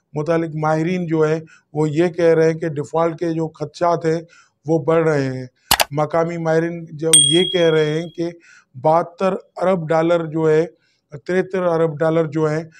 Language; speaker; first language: Urdu; non-native, local second language; Sindhi